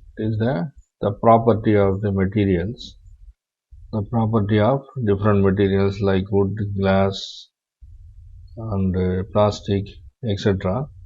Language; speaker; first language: English; non-native, local second language; Tamil